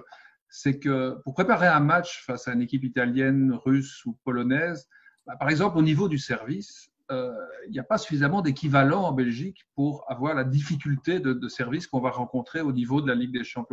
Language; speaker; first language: French; native; French